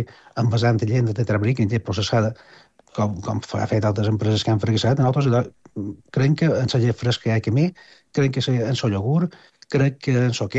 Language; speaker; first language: Catalan; native; Catalan